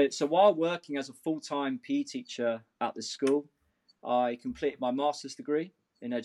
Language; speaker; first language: English; native; English